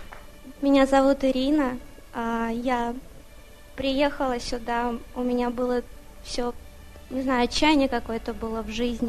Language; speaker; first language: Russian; early bilingual, other home language; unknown